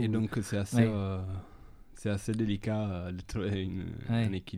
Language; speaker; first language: French; non-native, fluent; Italian